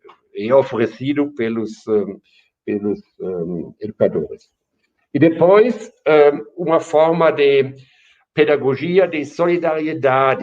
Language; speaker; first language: Portuguese; non-native, fluent; German